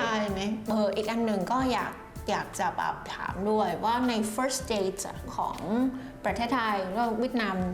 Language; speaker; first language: Thai; non-native, fluent; Vietnamese